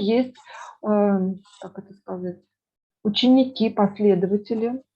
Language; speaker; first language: Russian; native; Russian